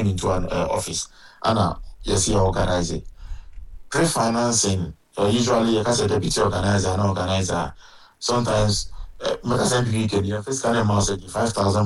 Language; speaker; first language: English; non-native, local second language; Akan